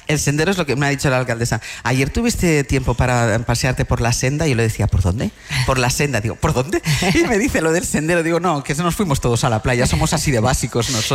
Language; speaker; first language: Spanish; native; Spanish